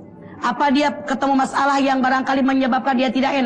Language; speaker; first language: Indonesian; native; Indonesian